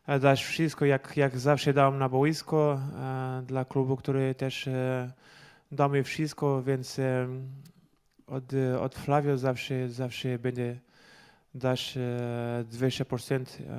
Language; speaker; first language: Polish; non-native, learner; Portuguese